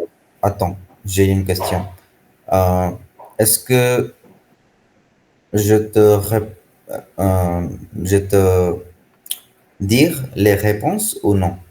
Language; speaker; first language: French; non-native, fluent; Hindi